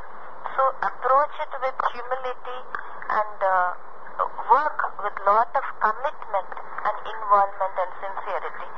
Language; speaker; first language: English; non-native, local second language; Tamil